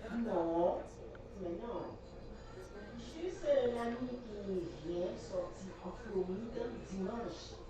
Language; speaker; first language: French; non-native, learner; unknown